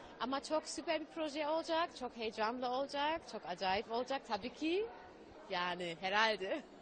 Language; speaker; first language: Turkish; early bilingual, heritage; German